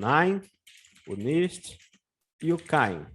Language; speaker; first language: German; non-native, fluent; Portuguese